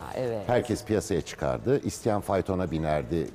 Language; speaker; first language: Turkish; native; Turkish